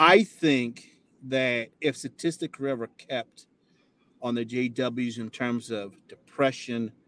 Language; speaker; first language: English; native; English